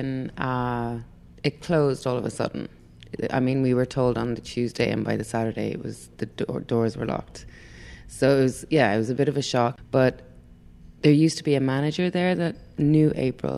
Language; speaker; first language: English; native; English